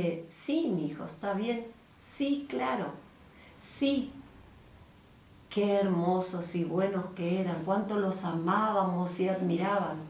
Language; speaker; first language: Spanish; native; Spanish